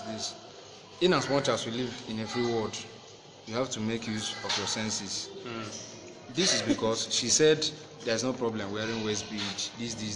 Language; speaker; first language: English; non-native, local second language; Igbo